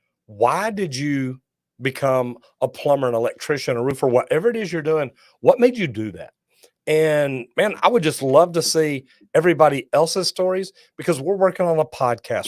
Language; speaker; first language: English; native; English